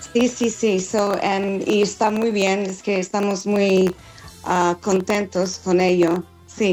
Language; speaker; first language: Spanish; non-native, fluent; English